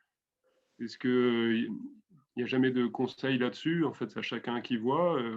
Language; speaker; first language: French; native; French